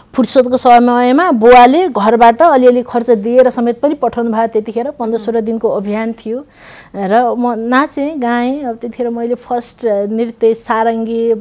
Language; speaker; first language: Nepali; native; Nepali